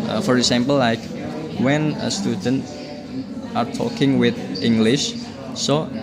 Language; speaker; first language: English; non-native, learner; Indonesian